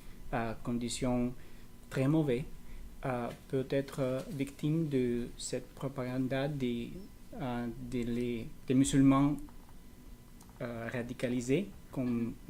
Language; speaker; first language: French; non-native, learner; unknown